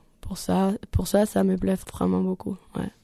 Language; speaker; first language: French; non-native, learner; German